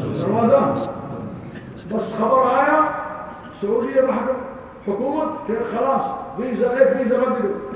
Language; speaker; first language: Urdu; non-native, learner; Arabic